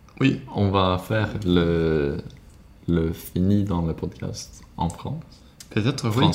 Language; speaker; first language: French; non-native, learner; Swedish